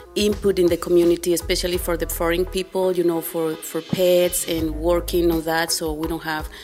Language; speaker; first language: English; non-native, fluent; Spanish